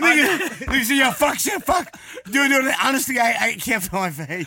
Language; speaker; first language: English; native; English